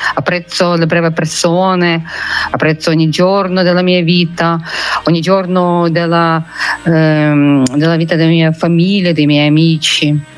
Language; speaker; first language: Italian; non-native, fluent; Ukrainian